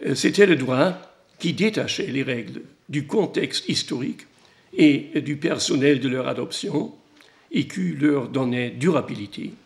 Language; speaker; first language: French; non-native, fluent; German